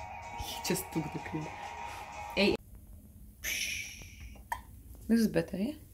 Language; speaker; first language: English; non-native, fluent; Russian